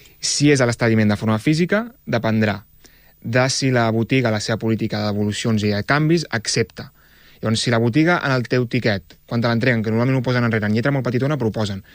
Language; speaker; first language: Catalan; early bilingual, other home language; Arabic